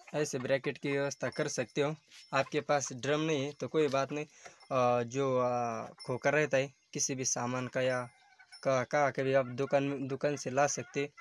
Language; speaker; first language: Hindi; non-native, local second language; Marathi